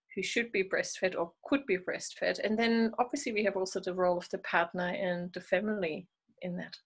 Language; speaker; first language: English; non-native, fluent; German